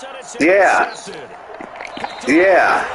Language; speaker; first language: English; native; English